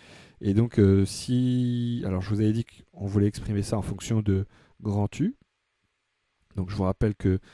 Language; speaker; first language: French; native; French